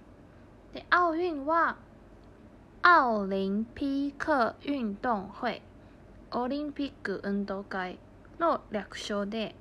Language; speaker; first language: Japanese; non-native, fluent; Chinese